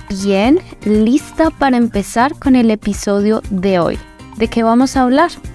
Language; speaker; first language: Spanish; native; Spanish